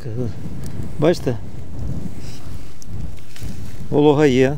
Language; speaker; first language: Ukrainian; native; Ukrainian